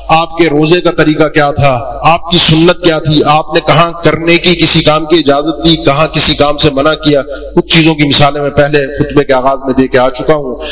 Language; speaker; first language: Urdu; native; Urdu